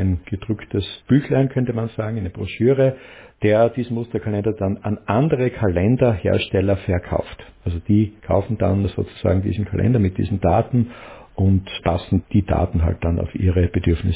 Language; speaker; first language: German; native; German